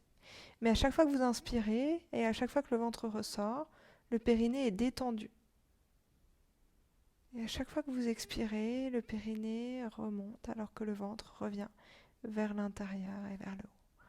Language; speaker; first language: French; native; French